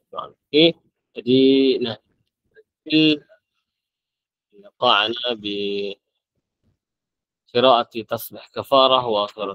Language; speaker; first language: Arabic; non-native, fluent; Malay